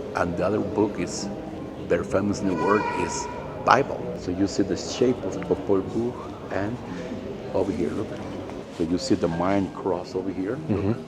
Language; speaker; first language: English; non-native, learner; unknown